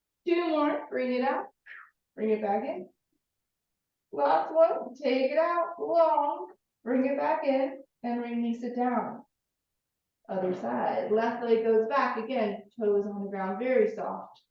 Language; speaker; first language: English; native; English